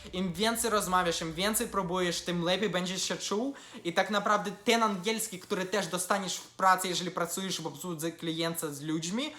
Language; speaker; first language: Polish; non-native, fluent; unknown